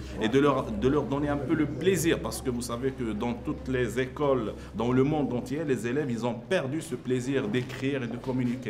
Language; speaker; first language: French; non-native, local second language; Arabic